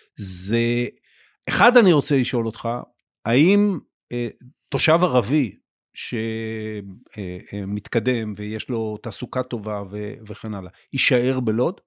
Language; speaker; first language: Hebrew; native; Hebrew